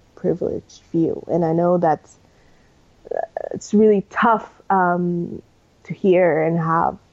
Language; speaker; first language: English; early bilingual, other home language; Spanish